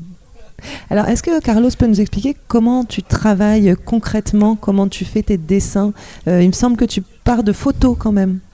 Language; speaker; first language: French; native; French